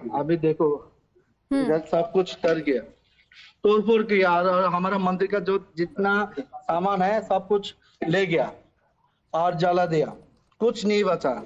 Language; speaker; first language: Hindi; non-native, learner; Bangla